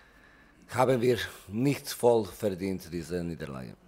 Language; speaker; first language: German; non-native, learner; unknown